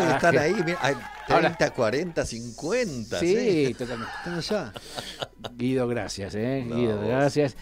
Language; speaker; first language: Spanish; native; Spanish